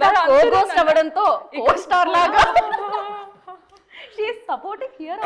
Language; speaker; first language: Telugu; native; Telugu